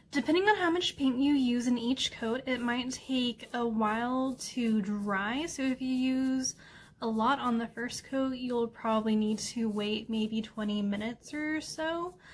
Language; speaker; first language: English; native; English